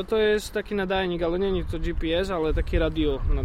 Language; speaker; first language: Polish; non-native, learner; Slovak